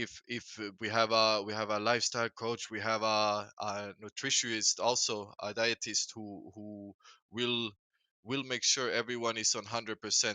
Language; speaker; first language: English; non-native, fluent; Swedish